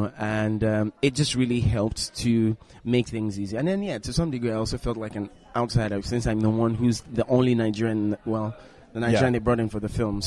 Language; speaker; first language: English; non-native, local second language; Igbo